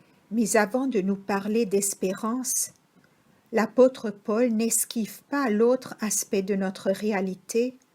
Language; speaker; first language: French; native; French